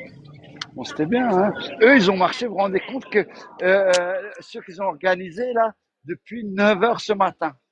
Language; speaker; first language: French; native; French